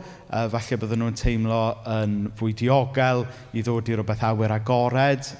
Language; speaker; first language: Welsh; native; Welsh